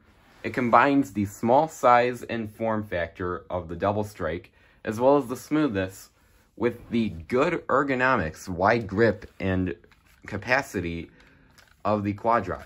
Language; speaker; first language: English; native; English